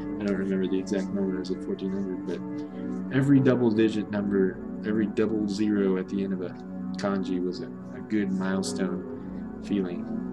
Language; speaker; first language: English; native; English